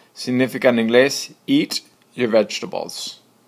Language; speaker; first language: Spanish; non-native, fluent; English